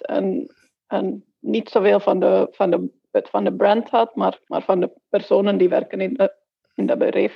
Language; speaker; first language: Dutch; non-native, fluent; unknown